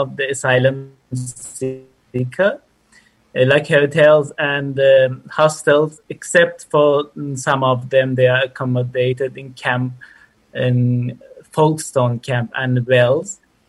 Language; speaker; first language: English; non-native, fluent; Persian